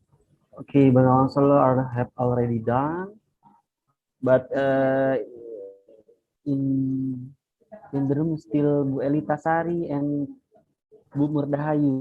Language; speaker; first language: English; non-native, fluent; Indonesian